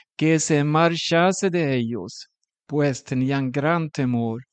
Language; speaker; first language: Spanish; non-native, fluent; Swedish